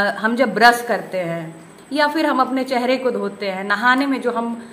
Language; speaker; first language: Hindi; native; Hindi